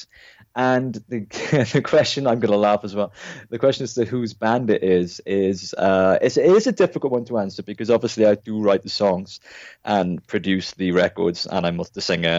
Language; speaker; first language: English; native; English